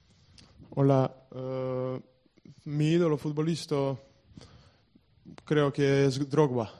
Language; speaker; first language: Spanish; non-native, learner; Serbian